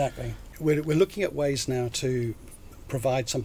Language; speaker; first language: English; native; English